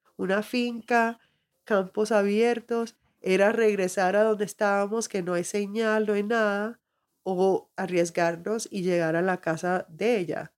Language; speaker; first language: Spanish; early bilingual, heritage; Spanish